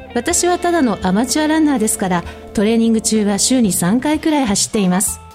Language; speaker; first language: Japanese; non-native, fluent; English